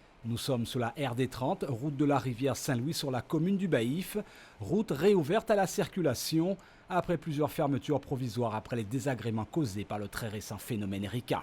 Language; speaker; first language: French; native; French